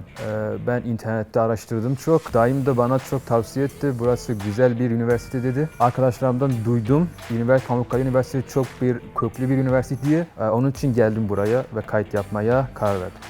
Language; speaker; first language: Turkish; non-native, learner; Persian